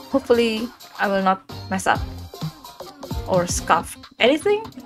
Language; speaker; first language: English; non-native, fluent; Indonesian